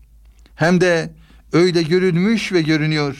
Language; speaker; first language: Turkish; native; Turkish